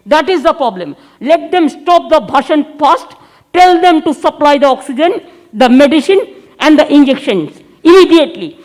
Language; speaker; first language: English; non-native, local second language; Bangla